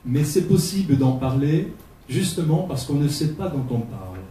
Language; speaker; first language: French; non-native, fluent; Portuguese